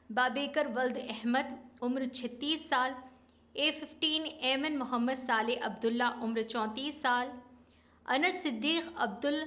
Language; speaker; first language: Urdu; native; Urdu